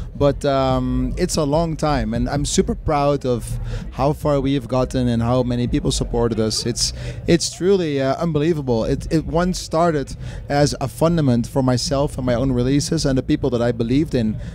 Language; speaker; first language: English; non-native, fluent; Dutch